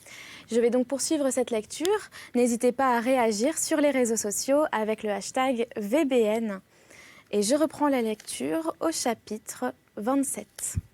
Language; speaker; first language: French; native; French